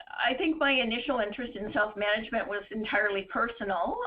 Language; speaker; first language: English; native; English